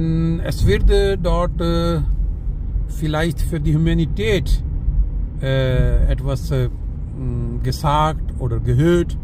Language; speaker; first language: German; non-native, learner; Urdu